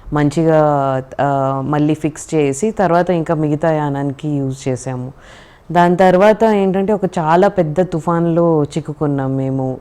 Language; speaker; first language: Telugu; native; Telugu